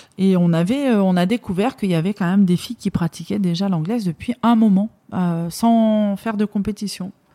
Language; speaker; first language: French; native; French